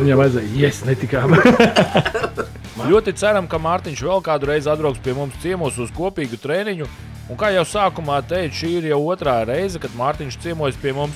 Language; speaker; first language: Latvian; native; Latvian